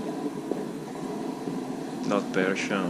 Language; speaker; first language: English; non-native, learner; Italian